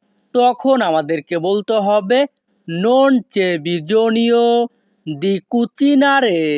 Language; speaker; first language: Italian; non-native, fluent; Bangla